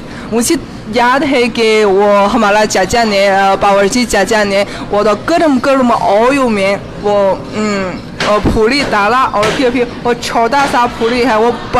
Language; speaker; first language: Hindi; non-native, fluent; Chinese